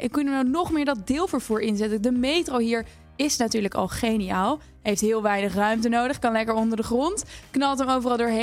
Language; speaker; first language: Dutch; native; Dutch